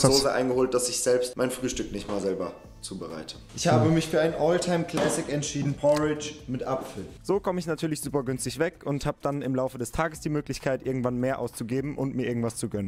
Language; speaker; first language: German; native; German